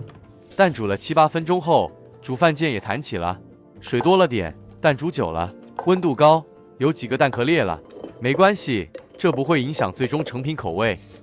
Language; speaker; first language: Chinese; native; Chinese